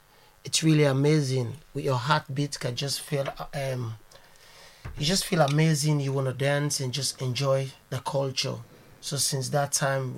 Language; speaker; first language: English; non-native, local second language; Krio